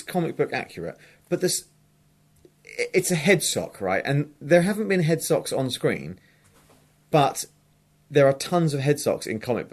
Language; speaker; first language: English; native; English